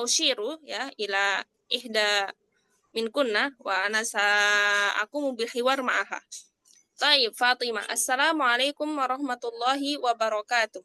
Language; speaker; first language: Arabic; non-native, fluent; Indonesian